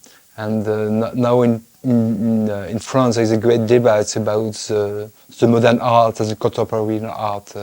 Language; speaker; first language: English; non-native, fluent; French